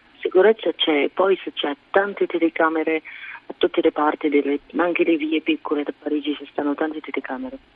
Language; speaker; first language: Italian; non-native, fluent; Arabic